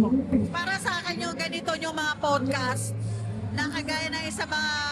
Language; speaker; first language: Filipino; native; Filipino